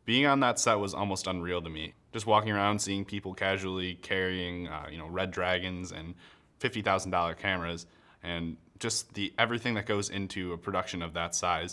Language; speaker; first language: English; native; English